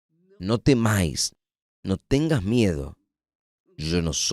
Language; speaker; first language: Spanish; non-native, fluent; Portuguese